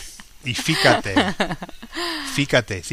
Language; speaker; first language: Spanish; non-native, fluent; English